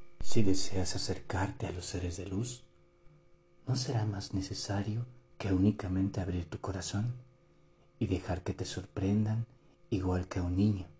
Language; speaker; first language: Spanish; native; Spanish